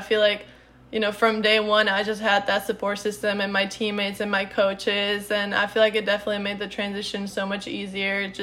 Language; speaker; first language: English; non-native, fluent; Czech